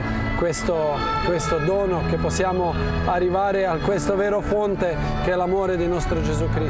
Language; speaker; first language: Italian; non-native, fluent; Croatian